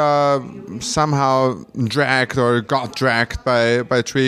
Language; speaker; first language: English; non-native, fluent; German